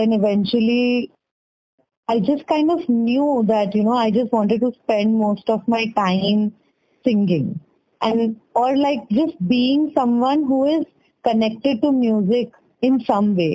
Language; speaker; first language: English; non-native, local second language; Bangla